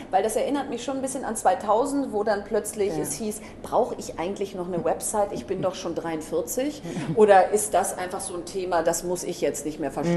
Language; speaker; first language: German; native; German